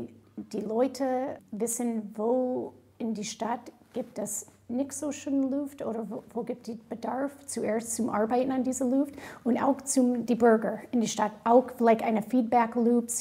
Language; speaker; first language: German; non-native, fluent; English